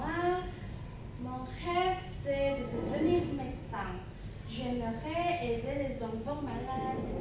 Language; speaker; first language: French; non-native, learner; Indonesian